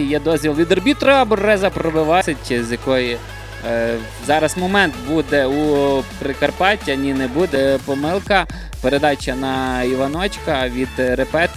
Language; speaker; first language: Ukrainian; native; Ukrainian